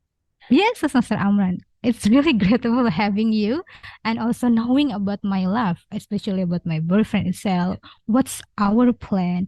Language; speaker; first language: English; non-native, learner; Indonesian